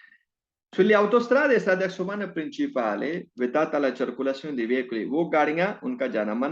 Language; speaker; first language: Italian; non-native, fluent; Urdu